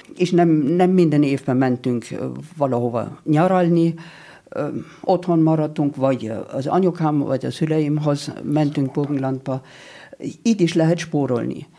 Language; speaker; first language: Hungarian; non-native, fluent; German